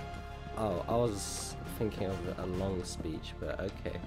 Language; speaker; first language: English; native; English